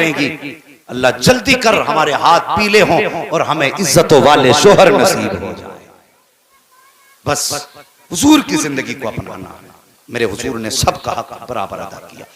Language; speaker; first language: Hindi; native; Hindi